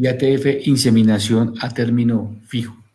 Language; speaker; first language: Spanish; native; Spanish